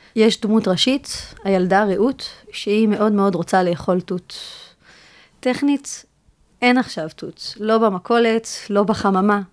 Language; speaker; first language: Hebrew; early bilingual, other home language; French